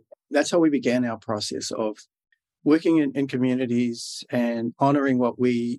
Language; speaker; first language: English; native; English